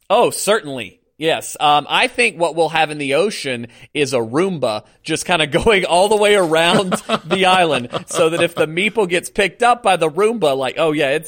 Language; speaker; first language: English; native; English